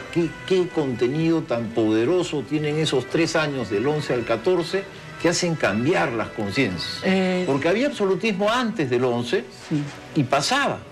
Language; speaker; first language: Spanish; native; Spanish